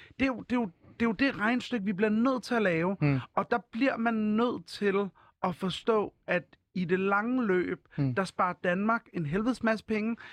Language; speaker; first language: Danish; early bilingual, other home language; Arabic